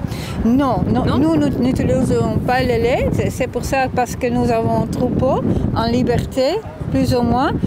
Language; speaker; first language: French; non-native, fluent; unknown